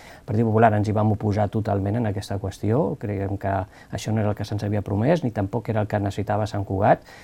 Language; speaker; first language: Catalan; native; Catalan